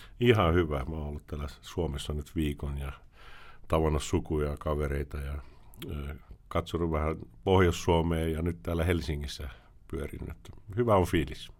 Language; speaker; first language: Finnish; early bilingual, heritage; Finnish